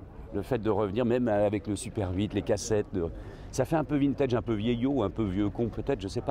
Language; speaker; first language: French; native; French